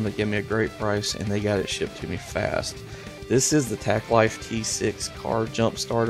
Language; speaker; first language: English; native; English